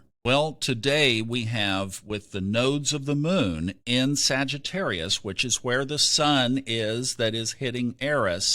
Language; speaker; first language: English; native; English